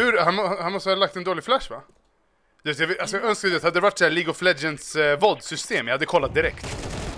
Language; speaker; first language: Swedish; native; Swedish